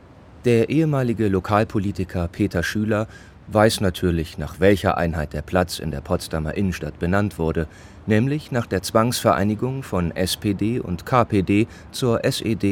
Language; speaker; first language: German; native; German